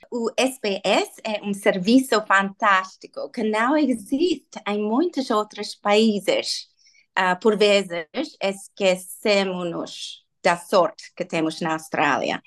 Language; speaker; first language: Portuguese; non-native, learner; English